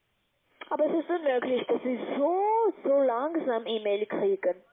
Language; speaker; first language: German; non-native, learner; Russian